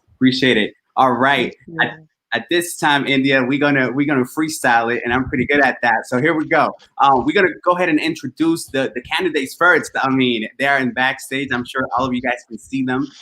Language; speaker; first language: English; early bilingual, other home language; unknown